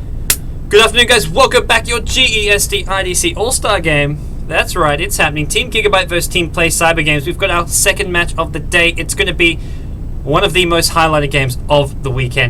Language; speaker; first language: English; native; English